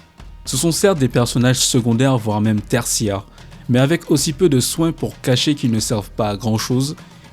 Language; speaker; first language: French; native; French